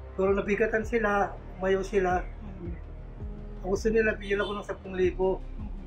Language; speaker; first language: Filipino; non-native, local second language; Cebuano